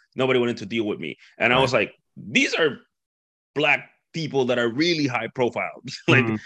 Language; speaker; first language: English; non-native, fluent; Spanish